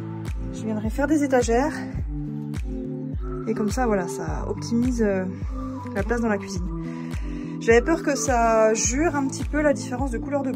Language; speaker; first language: French; native; French